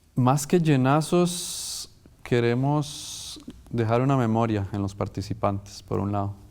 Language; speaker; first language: Spanish; native; Spanish